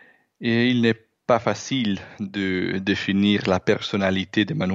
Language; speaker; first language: French; non-native, fluent; Italian